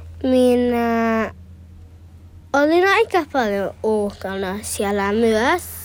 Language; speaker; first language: Finnish; early bilingual, heritage; Finnish